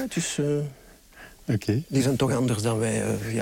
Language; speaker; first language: Dutch; non-native, local second language; French